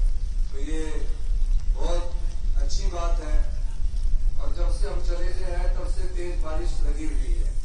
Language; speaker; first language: Hindi; native; Hindi